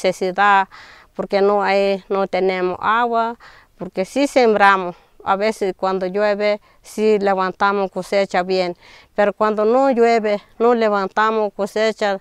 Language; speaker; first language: Spanish; non-native, local second language; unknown